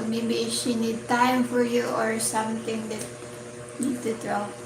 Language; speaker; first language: English; non-native, local second language; Filipino